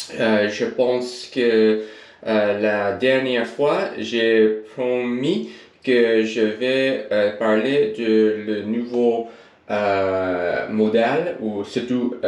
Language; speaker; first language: French; non-native, learner; English